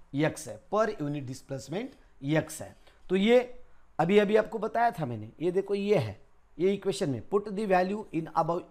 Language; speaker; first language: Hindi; non-native, local second language; Marathi